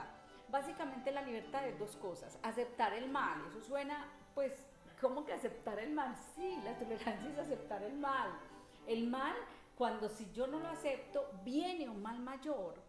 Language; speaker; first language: Spanish; native; Spanish